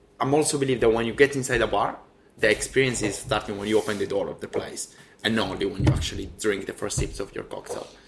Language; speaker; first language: English; non-native, fluent; Italian